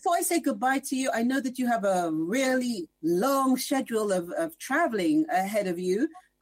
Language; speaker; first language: English; native; English